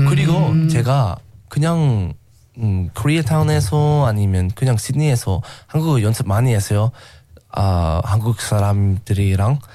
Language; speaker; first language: Korean; non-native, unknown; English